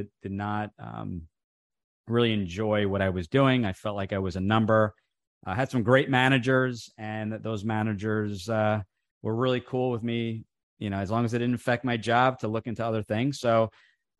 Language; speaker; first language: English; early bilingual, other home language; Italian